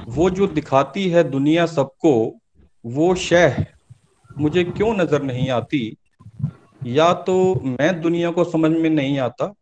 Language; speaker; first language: Hindi; native; Hindi